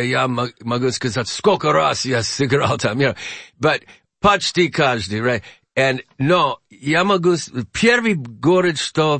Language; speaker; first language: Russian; non-native, learner; English